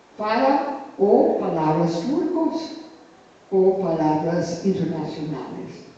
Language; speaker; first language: Spanish; non-native, fluent; English